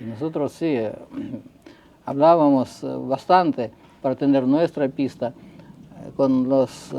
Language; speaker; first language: Spanish; non-native, fluent; Russian